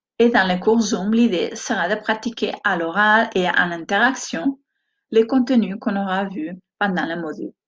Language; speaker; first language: French; non-native, fluent; Spanish